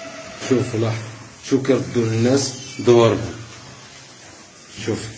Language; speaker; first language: Arabic; native; Arabic